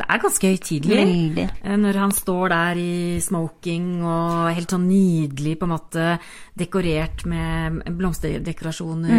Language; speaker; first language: Norwegian; native; Norwegian